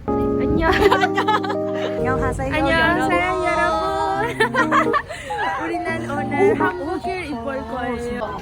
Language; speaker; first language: Korean; non-native, learner; Bangla